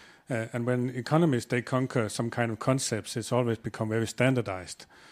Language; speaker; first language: English; non-native, fluent; Danish